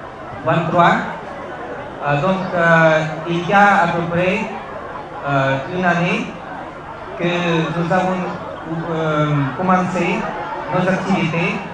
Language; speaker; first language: French; non-native, fluent; Russian